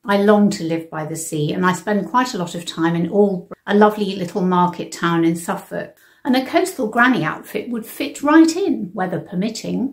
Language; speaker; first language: English; native; English